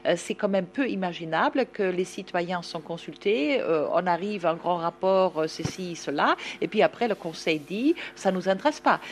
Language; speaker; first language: French; non-native, fluent; German